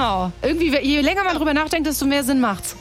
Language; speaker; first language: German; early bilingual, other home language; Polish